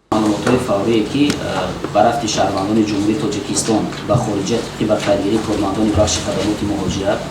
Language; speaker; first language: Tajik; native; Tajik